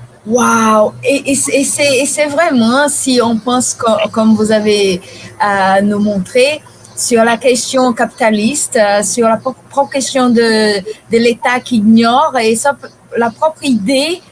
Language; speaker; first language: French; non-native, fluent; Portuguese